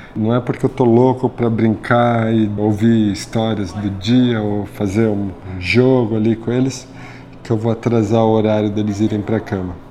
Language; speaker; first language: Portuguese; native; Portuguese